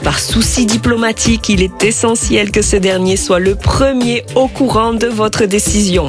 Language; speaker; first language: French; native; French